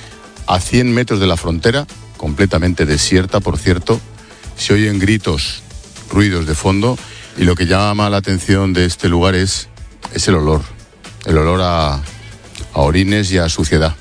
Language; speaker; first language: Spanish; native; Spanish